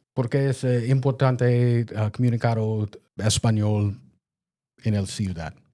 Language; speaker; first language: Spanish; non-native, learner; English